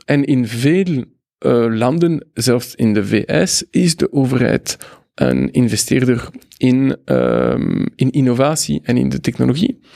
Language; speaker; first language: Dutch; non-native, local second language; French